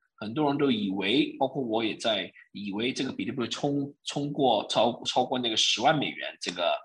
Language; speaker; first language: Chinese; early bilingual, heritage; Chinese